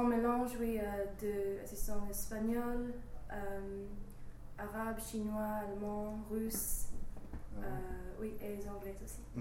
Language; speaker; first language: French; non-native, learner; English